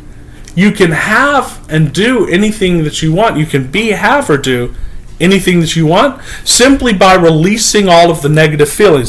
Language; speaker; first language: English; native; English